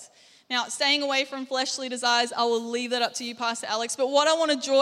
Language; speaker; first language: English; native; English